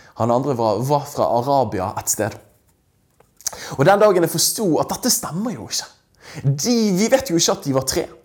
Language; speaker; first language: Norwegian; native; Norwegian